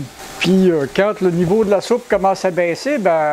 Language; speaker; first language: French; native; French